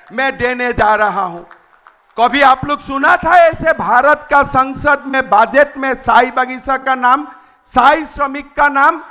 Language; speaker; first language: Hindi; non-native, local second language; Assamese